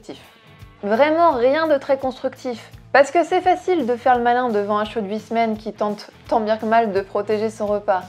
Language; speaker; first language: French; native; French